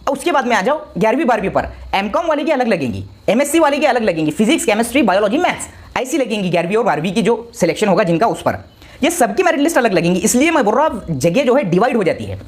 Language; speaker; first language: Hindi; non-native, local second language; Marathi